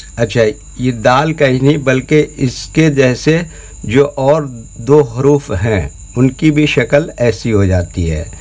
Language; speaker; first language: Hindi; native; Hindi